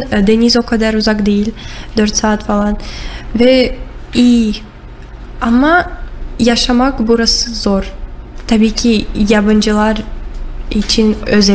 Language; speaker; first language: Turkish; non-native, learner; Russian